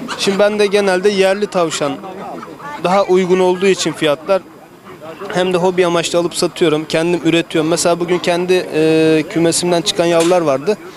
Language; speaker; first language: Turkish; native; Turkish